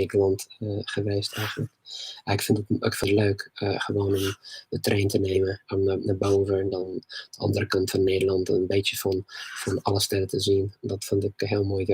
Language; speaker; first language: Dutch; non-native, learner; English